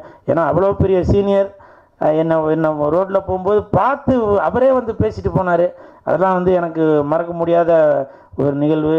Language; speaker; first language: Tamil; native; Tamil